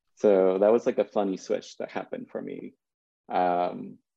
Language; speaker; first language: English; early bilingual, other home language; Spanish